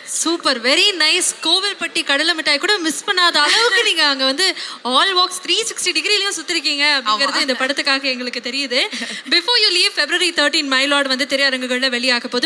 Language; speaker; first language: Tamil; native; Tamil